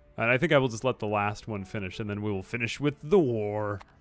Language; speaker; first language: English; native; English